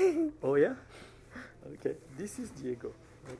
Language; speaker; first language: English; non-native, fluent; French